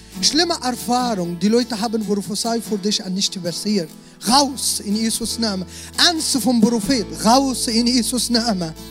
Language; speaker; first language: German; non-native, learner; Arabic